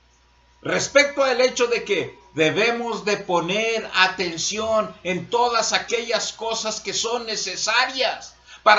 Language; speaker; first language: Spanish; native; Spanish